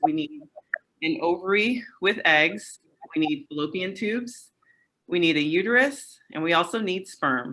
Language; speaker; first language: English; native; English